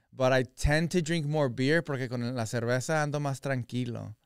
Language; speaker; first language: Spanish; early bilingual, heritage; Spanish